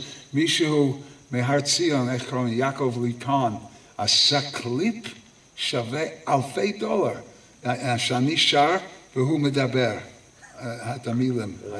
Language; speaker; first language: Hebrew; non-native, fluent; English